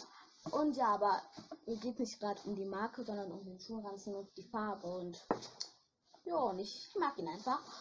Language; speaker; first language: German; early bilingual, other home language; French